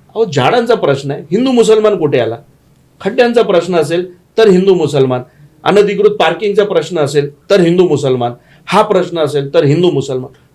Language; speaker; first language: Marathi; non-native, local second language; Gujarati